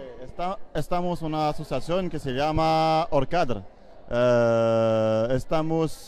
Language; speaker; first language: Portuguese; non-native, learner; French